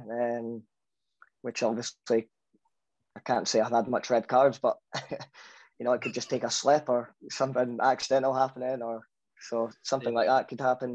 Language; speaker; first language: English; native; English